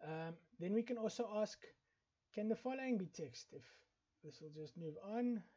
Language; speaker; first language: English; non-native, local second language; Afrikaans